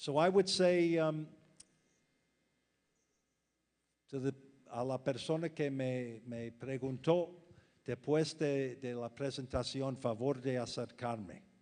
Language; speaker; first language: Spanish; non-native, fluent; English